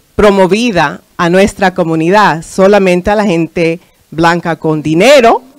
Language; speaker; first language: Spanish; early bilingual, heritage; Spanish